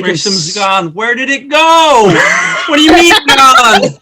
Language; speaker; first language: English; native; English